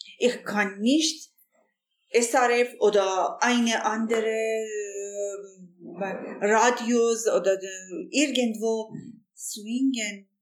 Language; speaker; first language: German; non-native, fluent; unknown